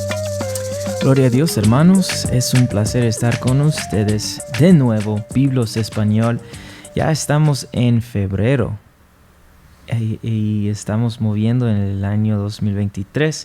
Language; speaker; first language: Spanish; non-native, fluent; English